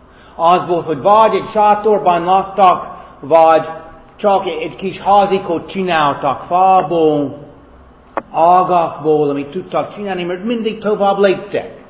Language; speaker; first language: Hungarian; non-native, fluent; German